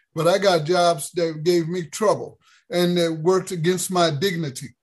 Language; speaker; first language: English; native; English